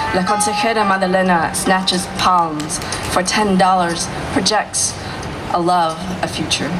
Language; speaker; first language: English; early bilingual, other home language; Vietnamese